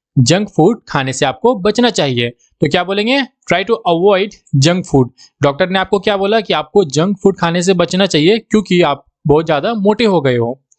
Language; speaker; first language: Hindi; native; Hindi